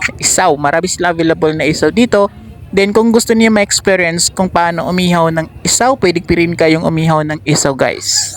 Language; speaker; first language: Filipino; non-native, local second language; Maranao